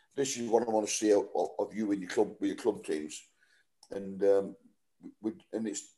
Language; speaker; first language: English; native; English